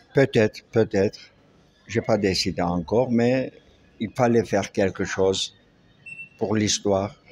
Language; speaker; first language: French; non-native, local second language; Armenian